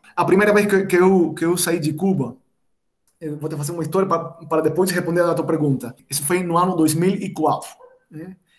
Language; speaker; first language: Portuguese; non-native, fluent; Spanish